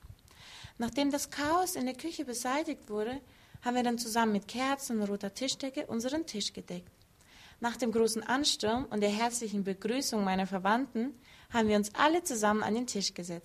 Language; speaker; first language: German; early bilingual, other home language; Russian